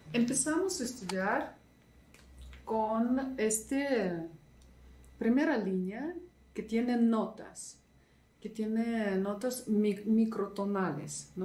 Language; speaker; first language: Spanish; non-native, fluent; Russian